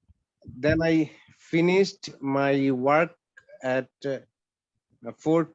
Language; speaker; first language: English; non-native, learner; Bangla